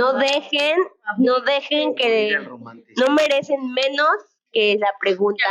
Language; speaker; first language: Spanish; early bilingual, heritage; Spanish